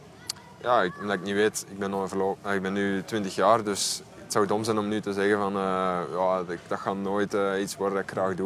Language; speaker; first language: Dutch; native; Dutch